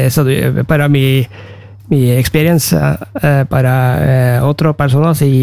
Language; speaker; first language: Spanish; non-native, learner; Norwegian